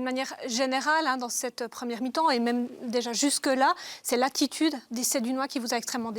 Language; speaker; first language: French; native; French